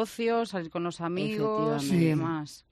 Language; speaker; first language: Spanish; native; Spanish